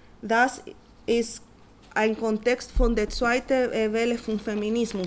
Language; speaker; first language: German; non-native, learner; Spanish